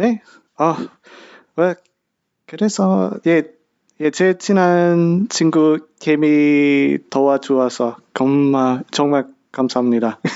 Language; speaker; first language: Korean; non-native, learner; English